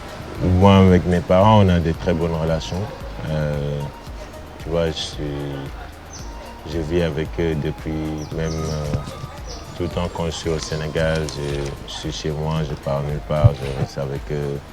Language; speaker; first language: French; non-native, local second language; Wolof